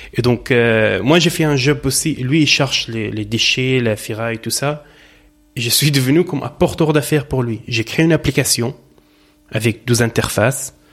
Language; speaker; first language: French; non-native, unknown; Arabic